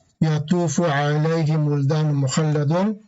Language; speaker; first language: Arabic; non-native, fluent; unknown